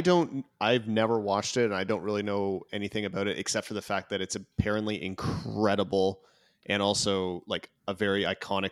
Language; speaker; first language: English; native; English